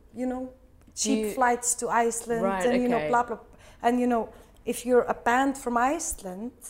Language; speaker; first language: English; non-native, fluent; Icelandic